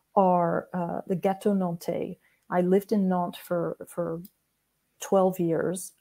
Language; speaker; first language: English; native; English